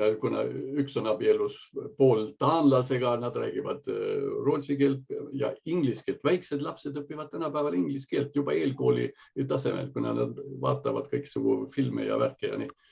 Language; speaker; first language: Estonian; early bilingual, heritage; Estonian